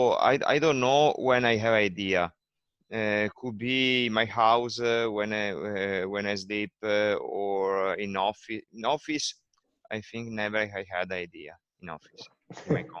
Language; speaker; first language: English; non-native, learner; Italian